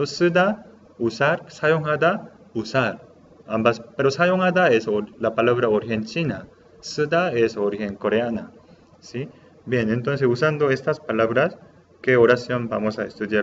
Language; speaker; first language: Spanish; non-native, learner; Korean